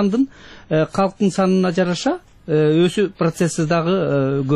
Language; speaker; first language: Kyrgyz; native; Kyrgyz